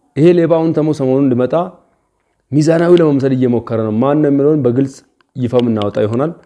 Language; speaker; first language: Amharic; non-native, local second language; Hadiyya